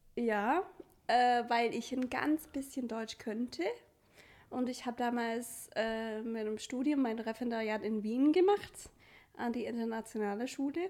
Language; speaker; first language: German; non-native, fluent; English